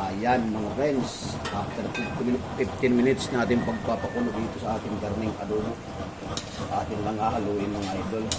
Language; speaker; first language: Filipino; native; Filipino